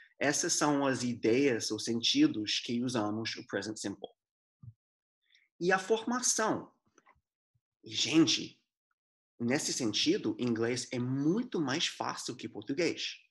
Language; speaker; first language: Portuguese; non-native, fluent; English